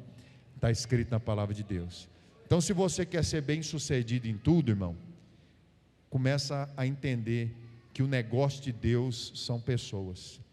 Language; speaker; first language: Portuguese; native; Portuguese